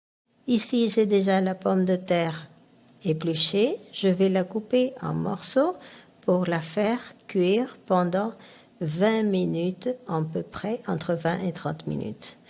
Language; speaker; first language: French; non-native, fluent; Spanish